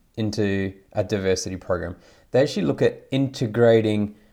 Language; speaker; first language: English; native; English